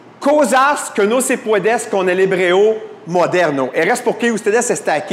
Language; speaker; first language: Spanish; non-native, fluent; French